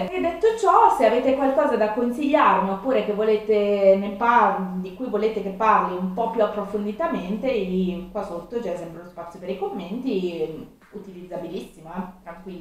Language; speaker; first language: Italian; native; Italian